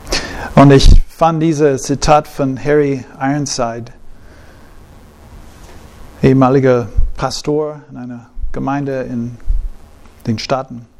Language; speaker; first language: German; non-native, fluent; English